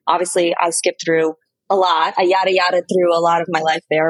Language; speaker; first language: English; native; English